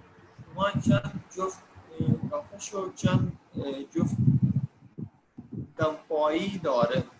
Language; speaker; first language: Persian; non-native, learner; Urdu